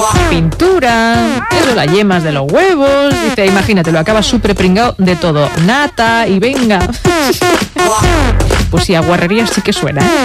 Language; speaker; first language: Spanish; native; Spanish